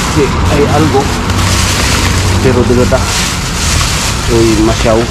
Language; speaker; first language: Spanish; non-native, learner; Filipino